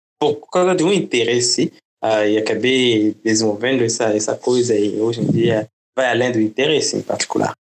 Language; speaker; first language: Portuguese; non-native, fluent; French